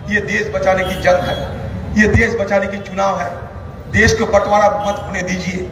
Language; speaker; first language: Hindi; non-native, local second language; Bangla